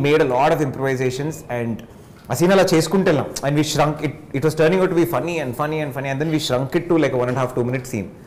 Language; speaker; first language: Telugu; native; Telugu